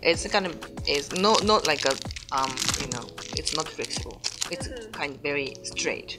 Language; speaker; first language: English; non-native, learner; Japanese